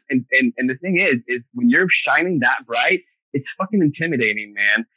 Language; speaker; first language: English; native; English